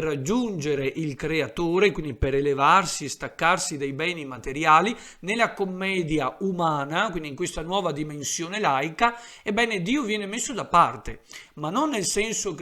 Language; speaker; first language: Italian; native; Italian